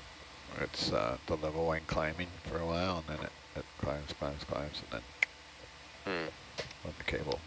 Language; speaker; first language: English; native; English